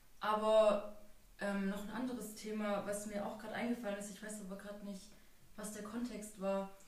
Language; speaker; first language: German; native; German